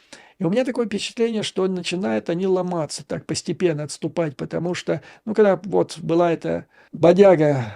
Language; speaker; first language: Russian; native; Russian